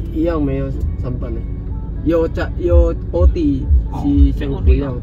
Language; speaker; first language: Chinese; non-native, learner; Filipino